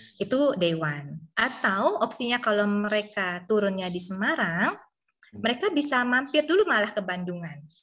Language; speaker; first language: Indonesian; native; Indonesian